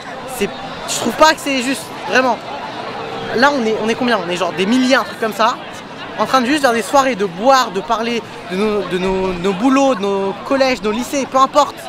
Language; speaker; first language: French; native; French